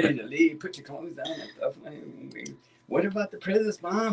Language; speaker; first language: English; native; English